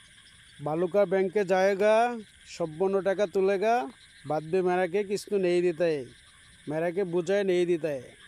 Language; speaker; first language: Hindi; non-native, learner; Bangla